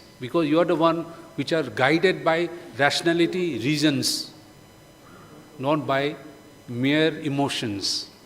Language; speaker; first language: English; non-native, local second language; Manipuri